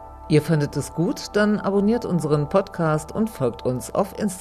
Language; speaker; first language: German; native; German